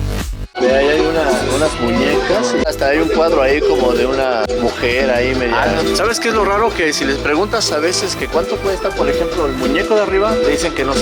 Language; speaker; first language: Spanish; native; Spanish